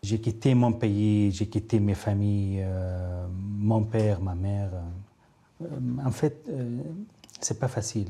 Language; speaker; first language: French; non-native, learner; Arabic